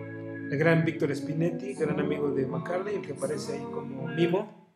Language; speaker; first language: Spanish; native; Spanish